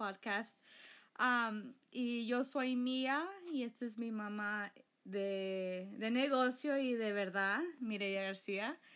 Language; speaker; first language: Spanish; early bilingual, heritage; Spanish